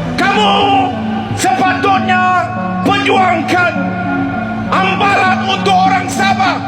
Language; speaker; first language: Malay; native; Malay